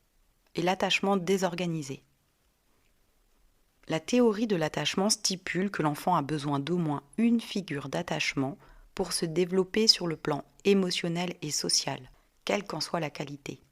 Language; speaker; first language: French; native; French